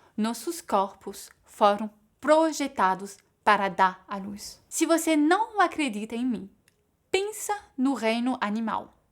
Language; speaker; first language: Portuguese; non-native, fluent; French